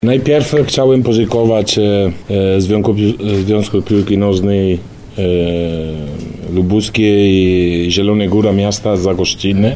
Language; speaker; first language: Polish; non-native, learner; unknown